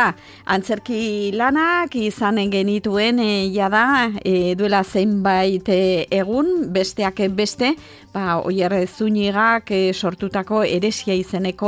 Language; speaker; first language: Basque; native; Basque